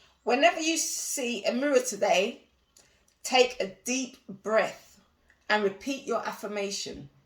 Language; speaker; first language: English; native; English